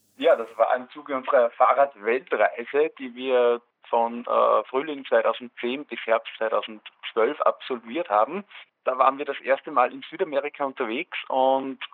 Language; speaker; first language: German; native; German